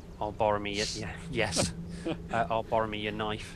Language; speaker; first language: English; native; English